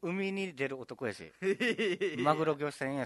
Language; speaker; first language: Japanese; native; Japanese